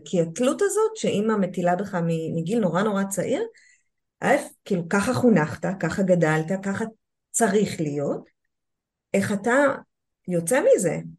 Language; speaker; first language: Hebrew; native; Hebrew